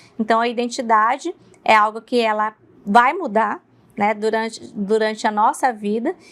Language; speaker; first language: Portuguese; native; Portuguese